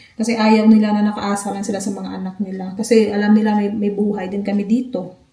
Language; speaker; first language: Filipino; non-native, local second language; Hiligaynon